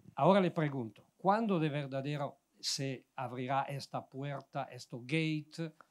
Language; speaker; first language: Spanish; non-native, learner; Italian